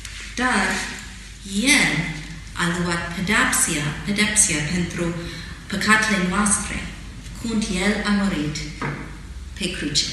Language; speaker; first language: Romanian; non-native, fluent; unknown